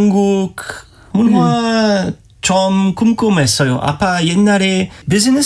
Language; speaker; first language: Korean; non-native, learner; German